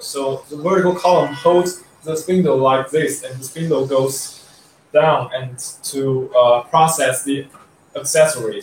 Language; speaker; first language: English; non-native, learner; Chinese